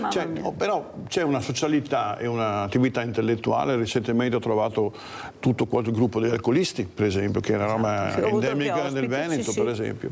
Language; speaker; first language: Italian; native; Italian